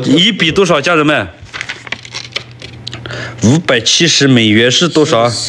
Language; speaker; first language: Chinese; native; Chinese